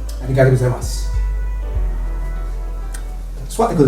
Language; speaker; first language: Japanese; non-native, learner; English